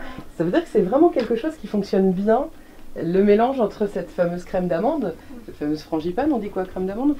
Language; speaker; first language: French; native; French